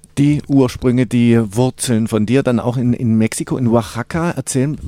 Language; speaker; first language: German; native; German